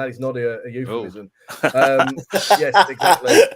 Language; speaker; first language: English; native; English